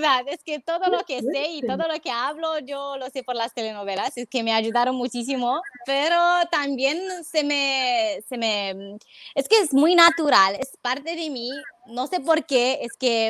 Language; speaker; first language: Spanish; non-native, fluent; Romanian